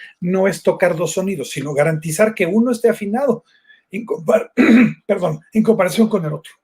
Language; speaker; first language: Spanish; native; Spanish